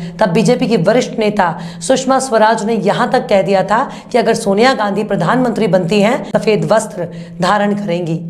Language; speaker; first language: Hindi; native; Hindi